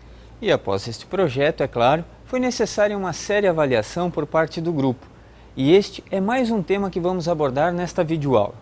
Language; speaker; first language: Portuguese; native; Portuguese